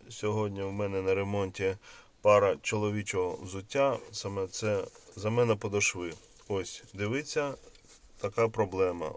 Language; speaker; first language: Ukrainian; non-native, local second language; Russian